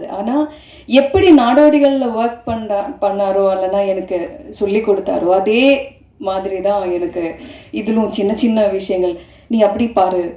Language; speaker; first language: Tamil; non-native, fluent; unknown